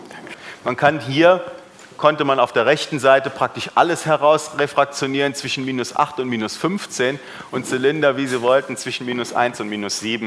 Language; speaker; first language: German; native; German